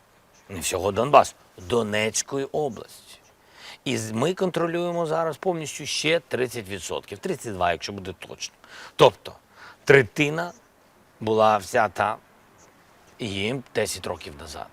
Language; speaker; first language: Ukrainian; non-native, local second language; Russian